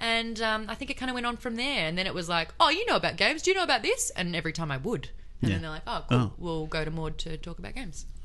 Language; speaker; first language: English; native; English